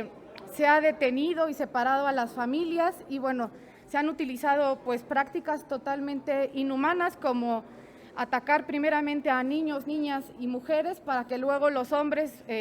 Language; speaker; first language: Spanish; native; Spanish